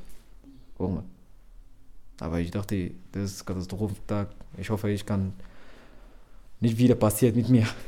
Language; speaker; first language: German; non-native, learner; Arabic